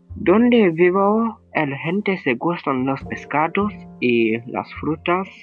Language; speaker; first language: Spanish; non-native, learner; English